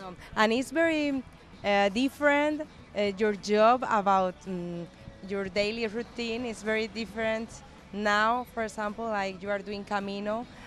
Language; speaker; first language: English; non-native, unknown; Spanish